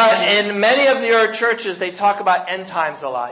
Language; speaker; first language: English; native; English